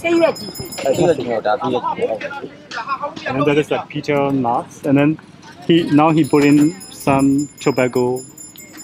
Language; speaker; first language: English; non-native, fluent; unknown